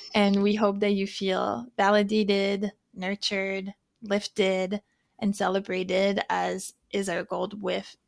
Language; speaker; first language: English; non-native, fluent; French